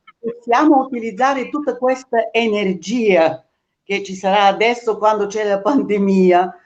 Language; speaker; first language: Italian; non-native, fluent; Bulgarian